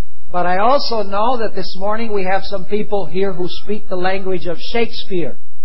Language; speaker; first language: English; native; English